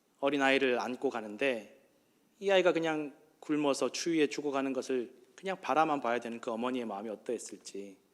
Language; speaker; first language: Korean; native; Korean